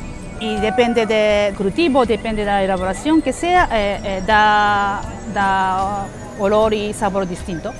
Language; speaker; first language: Spanish; non-native, fluent; Japanese